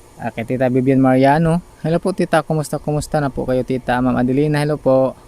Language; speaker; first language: Filipino; non-native, local second language; Cebuano